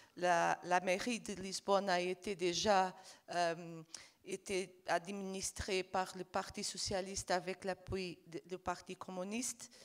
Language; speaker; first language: French; non-native, fluent; Portuguese